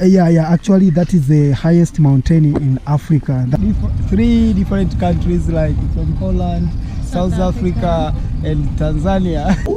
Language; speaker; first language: English; non-native, local second language; Swahili